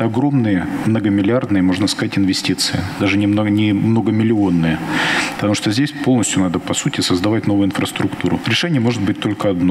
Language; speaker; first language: Russian; native; Russian